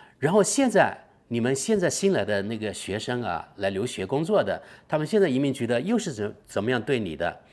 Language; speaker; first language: Chinese; native; Chinese